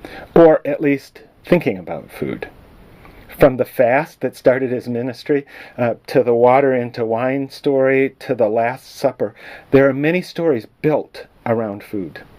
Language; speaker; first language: English; native; English